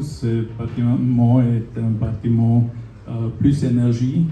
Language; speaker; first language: French; non-native, fluent; German